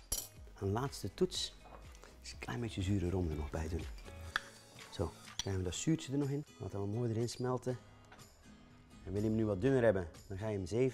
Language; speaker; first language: Dutch; native; Dutch